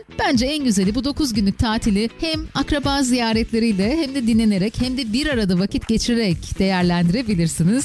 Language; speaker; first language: Turkish; native; Turkish